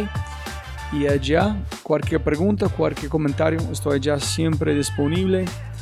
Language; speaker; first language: Spanish; non-native, fluent; English